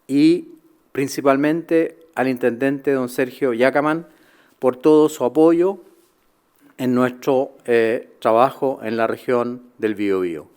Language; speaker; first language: Spanish; native; Spanish